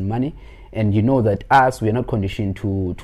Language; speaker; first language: English; non-native, local second language; Xhosa